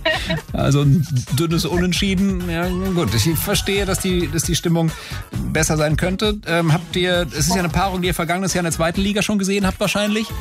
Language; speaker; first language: German; native; German